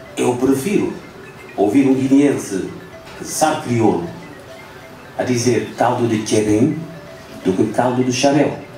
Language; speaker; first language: Portuguese; non-native, local second language; Upper Guinea Crioulo